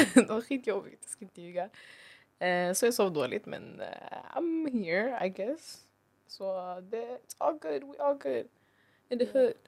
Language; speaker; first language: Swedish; early bilingual, other home language; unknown